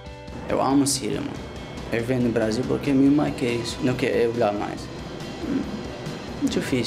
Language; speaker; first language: Portuguese; non-native, learner; Arabic